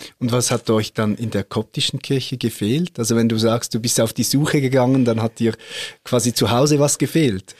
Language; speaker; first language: German; native; German